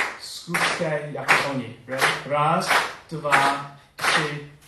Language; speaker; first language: Czech; non-native, learner; English